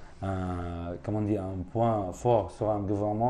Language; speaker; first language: French; non-native, fluent; Arabic